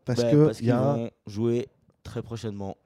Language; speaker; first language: French; native; French